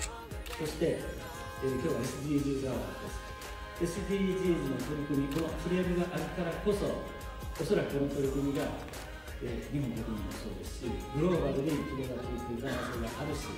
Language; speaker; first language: Japanese; native; Japanese